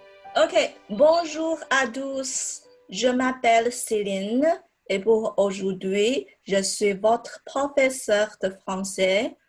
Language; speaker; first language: French; non-native, fluent; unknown